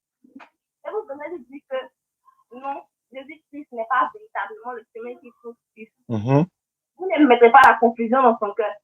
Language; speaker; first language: French; non-native, local second language; Fula